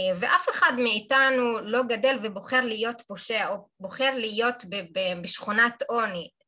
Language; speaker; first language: Hebrew; non-native, local second language; Arabic